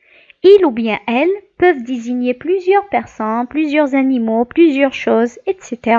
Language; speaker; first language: French; non-native, local second language; Arabic